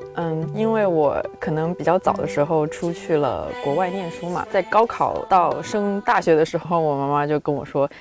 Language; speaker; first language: Chinese; native; Chinese